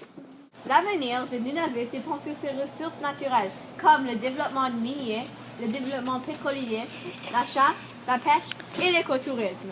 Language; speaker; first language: French; non-native, local second language; English